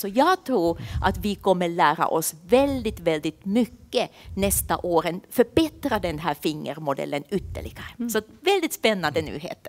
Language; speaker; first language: Swedish; non-native, fluent; Finnish